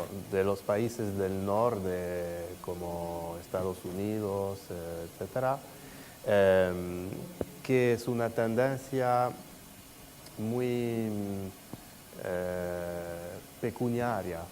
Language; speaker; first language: Spanish; non-native, fluent; French